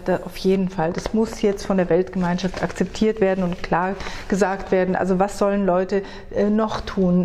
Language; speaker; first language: German; early bilingual, other home language; Hebrew